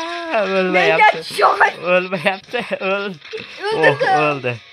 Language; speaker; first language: Turkish; non-native, learner; Uzbek